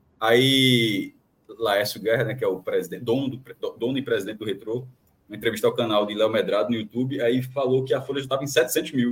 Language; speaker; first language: Portuguese; native; Portuguese